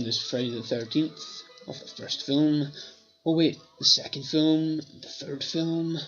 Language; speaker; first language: English; native; English